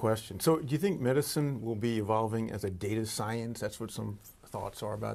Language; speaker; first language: English; native; English